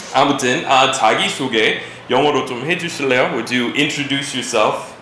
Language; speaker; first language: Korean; non-native, fluent; English